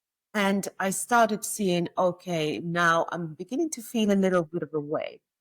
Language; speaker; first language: English; native; English